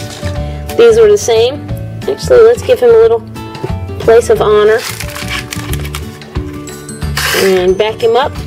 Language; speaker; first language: English; native; English